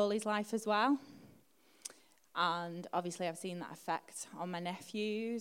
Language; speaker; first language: English; native; English